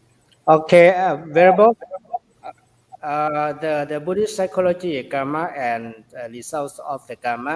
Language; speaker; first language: English; non-native, learner; Thai